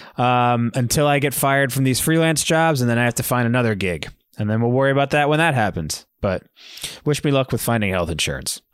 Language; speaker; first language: English; native; English